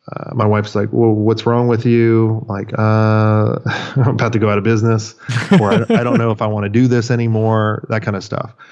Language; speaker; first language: English; native; English